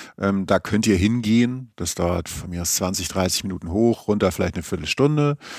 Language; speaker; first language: German; native; German